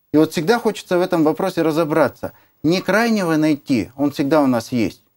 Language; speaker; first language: Russian; native; Russian